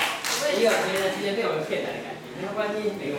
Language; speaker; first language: Chinese; native; Chinese